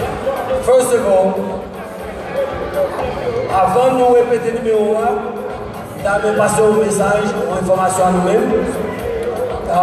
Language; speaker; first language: French; non-native, local second language; Haitian Creole